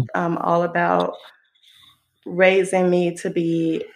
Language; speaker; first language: English; non-native, fluent; Hebrew